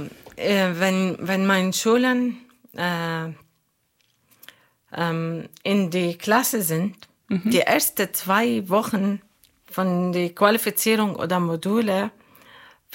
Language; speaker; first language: German; non-native, learner; Arabic